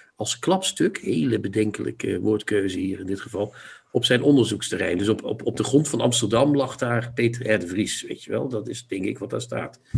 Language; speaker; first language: Dutch; non-native, local second language; Limburgish